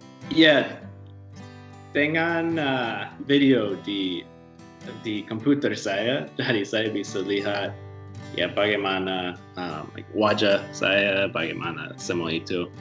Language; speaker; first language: Indonesian; non-native, learner; English